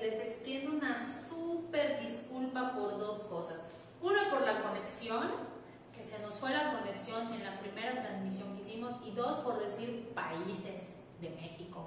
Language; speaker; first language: Spanish; native; Spanish